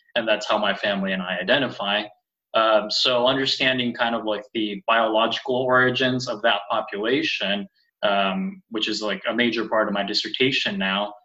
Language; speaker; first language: English; early bilingual, other home language; Spanish